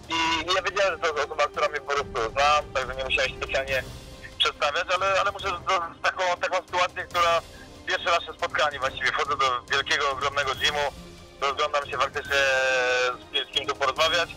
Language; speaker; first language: Polish; native; Polish